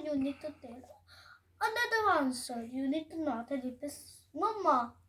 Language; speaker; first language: English; non-native, learner; Hindi